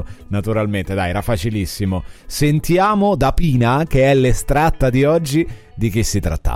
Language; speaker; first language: Italian; native; Italian